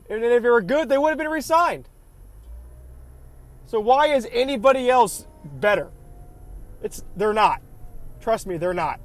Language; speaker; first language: English; native; English